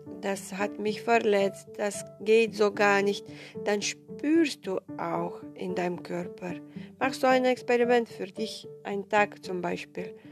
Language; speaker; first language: German; non-native, fluent; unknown